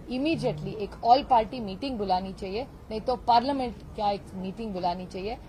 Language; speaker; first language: Hindi; non-native, local second language; Marathi